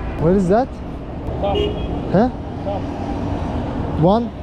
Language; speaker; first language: English; non-native, learner; Turkish